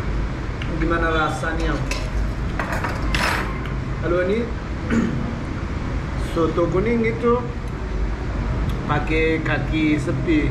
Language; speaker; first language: Indonesian; non-native, learner; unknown